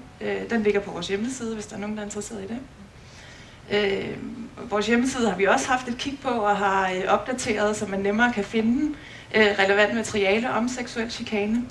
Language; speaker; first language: Danish; native; Danish